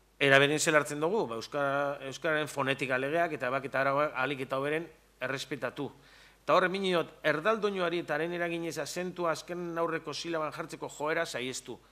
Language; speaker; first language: Basque; native; Basque